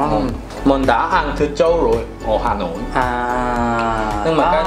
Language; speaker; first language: Vietnamese; non-native, learner; Korean